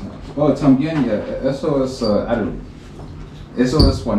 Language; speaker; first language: Spanish; non-native, learner; English